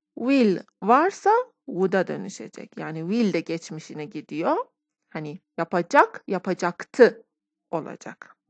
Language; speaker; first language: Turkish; non-native, fluent; Persian